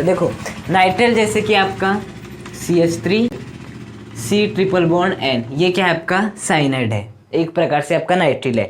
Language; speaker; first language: Hindi; native; Hindi